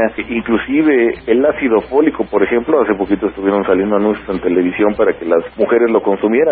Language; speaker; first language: Spanish; native; Spanish